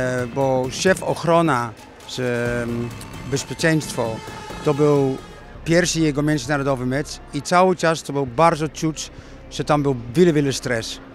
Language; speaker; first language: Polish; non-native, learner; Dutch